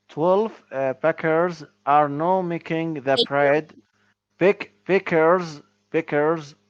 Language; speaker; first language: English; non-native, learner; Arabic